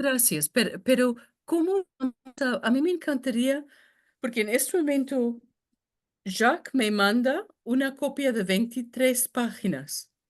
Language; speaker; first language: Spanish; non-native, fluent; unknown